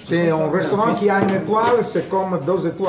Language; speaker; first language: French; non-native, fluent; Italian